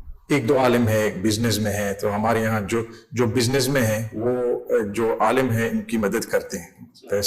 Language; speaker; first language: Hindi; non-native, fluent; English